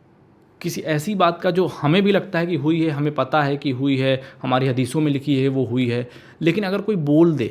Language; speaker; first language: Hindi; native; Hindi